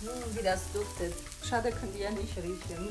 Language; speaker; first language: German; non-native, fluent; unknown